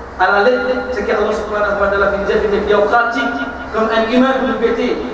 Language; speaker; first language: French; non-native, local second language; Morisyen